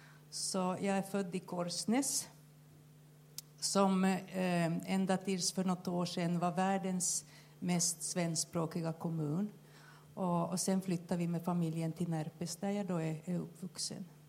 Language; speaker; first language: Swedish; native; Swedish